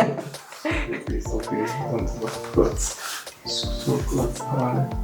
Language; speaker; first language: German; non-native, learner; Japanese